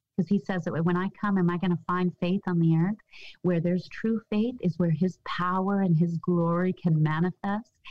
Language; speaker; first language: English; native; English